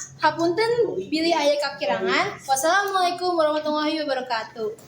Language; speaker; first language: Sundanese; non-native, learner; Japanese